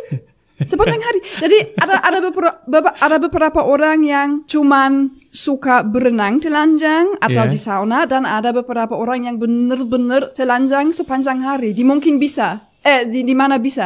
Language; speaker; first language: Indonesian; non-native, fluent; German